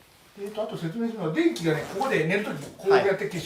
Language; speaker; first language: Japanese; native; Japanese